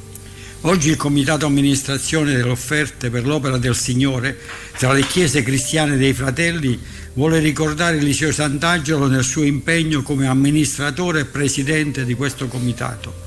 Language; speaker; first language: Italian; native; Italian